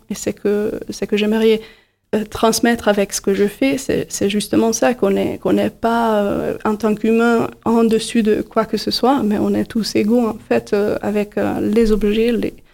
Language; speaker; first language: French; non-native, fluent; Hungarian